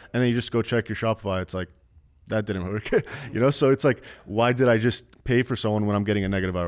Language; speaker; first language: English; native; English